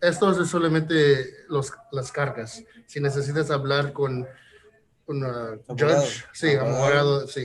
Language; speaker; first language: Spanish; early bilingual, heritage; Spanish